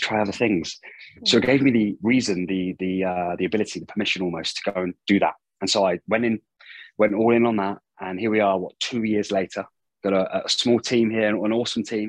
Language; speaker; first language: English; native; English